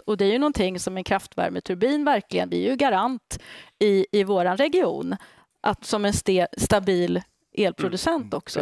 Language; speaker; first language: Swedish; native; Swedish